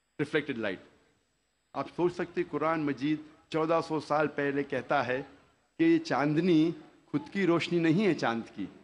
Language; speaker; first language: Hindi; non-native, local second language; Konkani